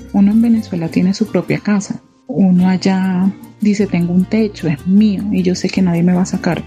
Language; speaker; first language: Spanish; native; Spanish